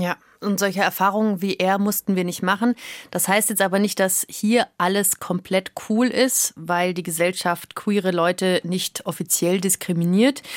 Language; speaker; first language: German; native; German